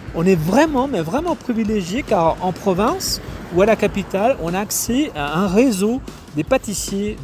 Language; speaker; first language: French; non-native, fluent; Spanish